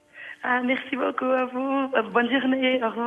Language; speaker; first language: French; non-native, learner; Portuguese